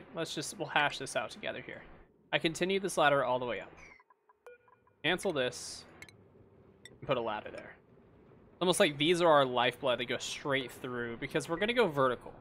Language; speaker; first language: English; native; English